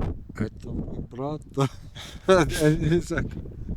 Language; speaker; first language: Russian; non-native, local second language; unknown